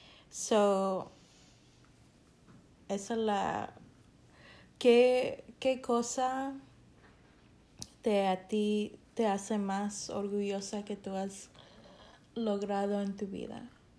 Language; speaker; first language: Spanish; early bilingual, heritage; Spanish